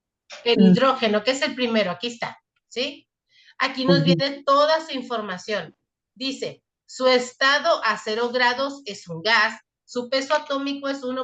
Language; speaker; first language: Spanish; native; Spanish